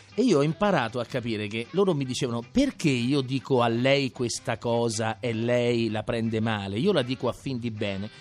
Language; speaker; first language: Italian; native; Italian